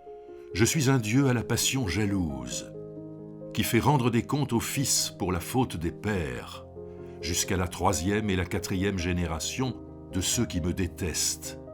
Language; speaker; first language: French; native; French